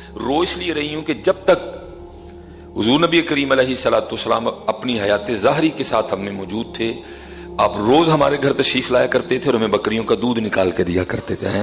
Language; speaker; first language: Urdu; non-native, local second language; Punjabi